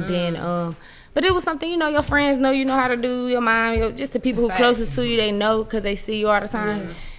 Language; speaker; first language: English; native; English